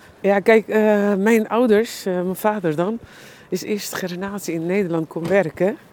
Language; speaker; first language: Dutch; non-native, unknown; Turkish